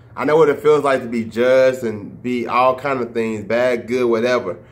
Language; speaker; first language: English; native; English